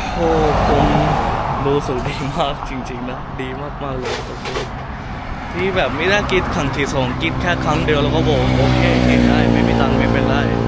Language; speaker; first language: Thai; non-native, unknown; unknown